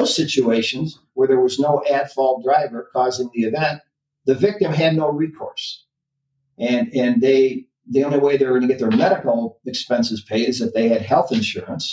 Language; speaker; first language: English; native; English